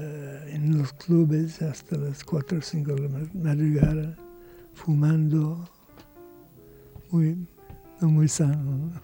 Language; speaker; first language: Spanish; non-native, learner; English